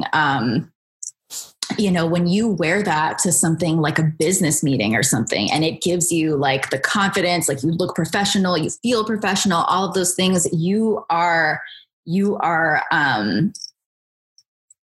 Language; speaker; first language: English; native; English